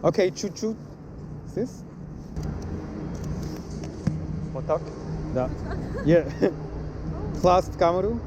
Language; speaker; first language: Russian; non-native, learner; English